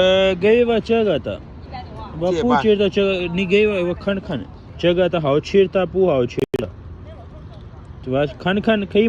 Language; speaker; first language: Chinese; non-native, learner; Urdu